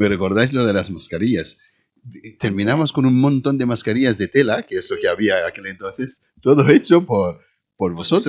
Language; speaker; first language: Spanish; non-native, fluent; Haitian Creole